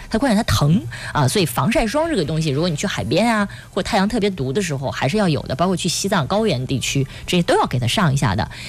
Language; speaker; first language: Chinese; native; Chinese